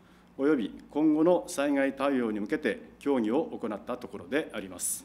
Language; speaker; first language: Japanese; native; Japanese